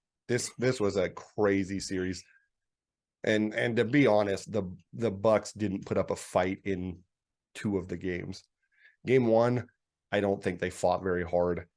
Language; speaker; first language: English; native; English